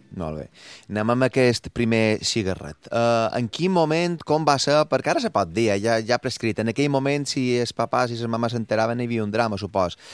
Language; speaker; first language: Catalan; native; Catalan